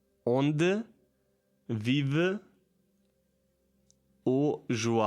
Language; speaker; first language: Portuguese; non-native, learner; German